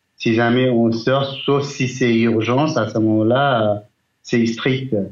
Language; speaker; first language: French; non-native, fluent; Nepali